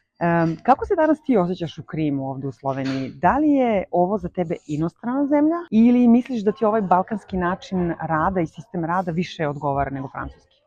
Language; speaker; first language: Croatian; native; Croatian